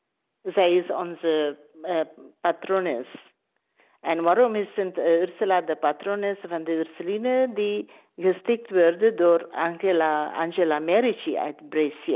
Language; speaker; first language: Dutch; non-native, learner; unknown